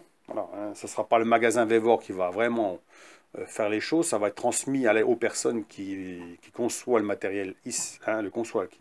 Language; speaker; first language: French; native; French